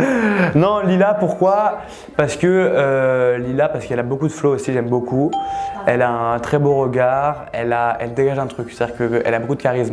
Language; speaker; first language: French; native; French